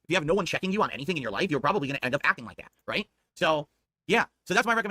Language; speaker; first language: English; native; English